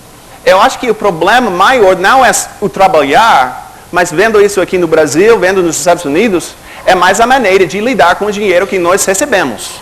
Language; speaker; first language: Portuguese; non-native, fluent; English